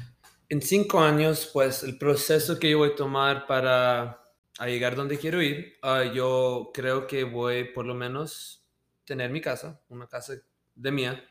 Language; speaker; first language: Spanish; early bilingual, heritage; Spanish